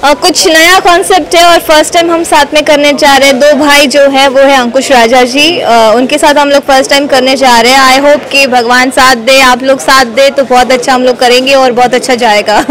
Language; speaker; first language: Hindi; non-native, local second language; Gujarati